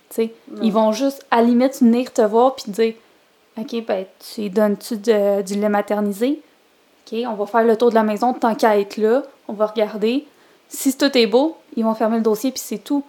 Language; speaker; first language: French; native; French